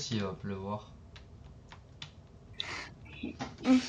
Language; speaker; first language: French; native; French